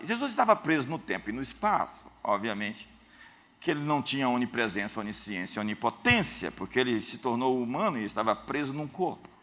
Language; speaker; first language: Portuguese; native; Portuguese